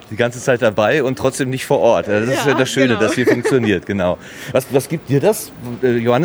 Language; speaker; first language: German; native; German